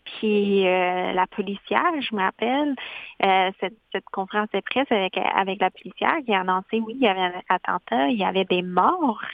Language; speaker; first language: French; non-native, local second language; English